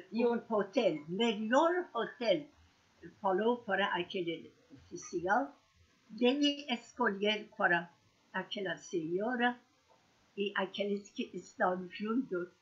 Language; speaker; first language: Portuguese; non-native, learner; Persian